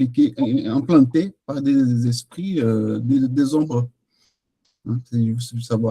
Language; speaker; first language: French; non-native, fluent; Portuguese